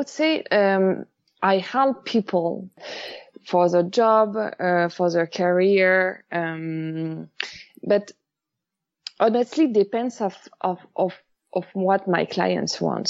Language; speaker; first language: English; non-native, learner; French